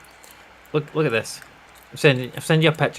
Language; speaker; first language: English; native; English